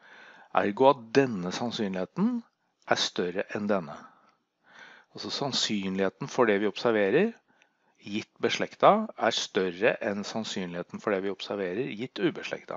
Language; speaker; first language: Norwegian; native; Norwegian